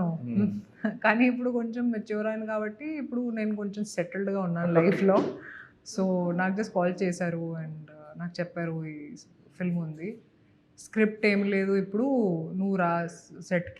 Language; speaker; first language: Telugu; non-native, local second language; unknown